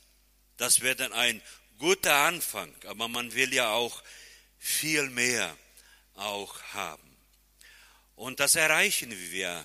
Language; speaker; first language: German; non-native, fluent; Portuguese